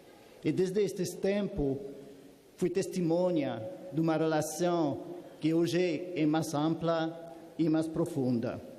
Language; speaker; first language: Portuguese; non-native, fluent; French